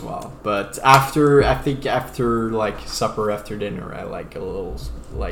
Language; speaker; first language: English; non-native, fluent; French